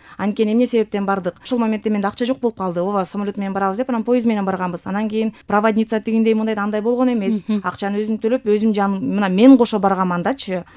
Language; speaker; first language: Kyrgyz; native; Kyrgyz